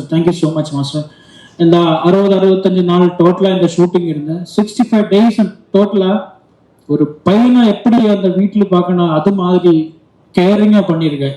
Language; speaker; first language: Tamil; non-native, learner; Malayalam